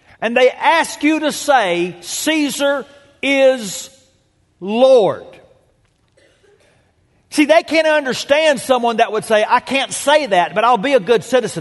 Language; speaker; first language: English; native; English